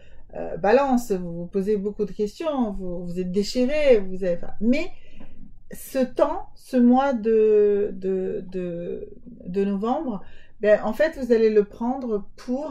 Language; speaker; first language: French; native; French